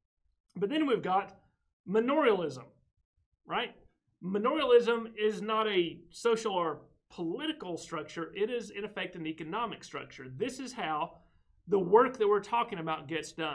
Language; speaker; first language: English; native; English